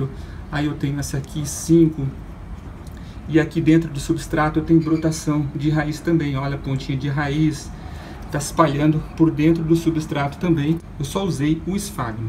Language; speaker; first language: Portuguese; native; Portuguese